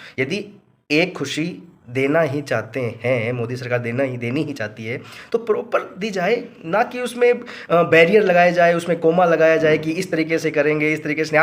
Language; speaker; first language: Hindi; native; Hindi